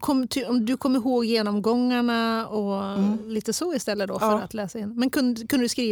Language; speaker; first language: Swedish; native; Swedish